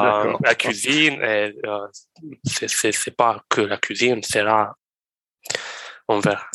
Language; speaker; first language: French; non-native, learner; Romanian